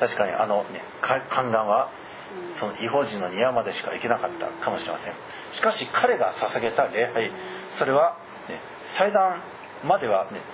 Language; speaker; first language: Japanese; native; Japanese